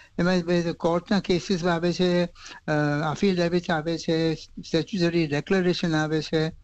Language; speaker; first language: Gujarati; native; Gujarati